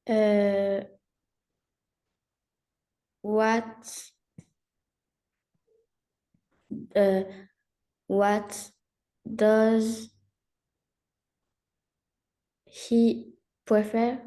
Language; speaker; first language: English; non-native, learner; French